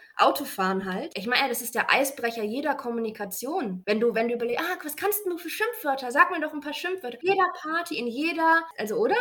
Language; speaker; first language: German; native; German